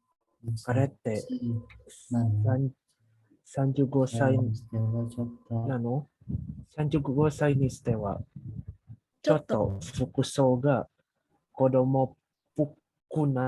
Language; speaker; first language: Japanese; non-native, learner; Indonesian